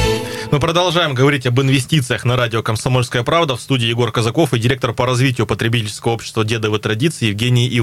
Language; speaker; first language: Russian; native; Russian